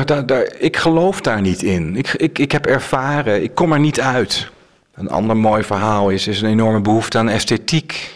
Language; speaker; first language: Dutch; native; Dutch